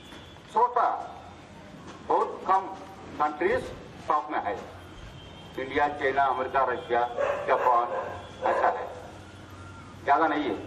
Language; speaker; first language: Hindi; non-native, local second language; Kannada